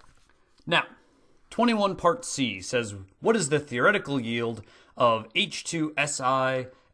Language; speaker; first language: English; native; English